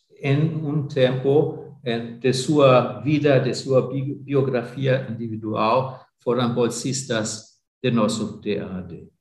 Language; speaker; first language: Portuguese; non-native, fluent; German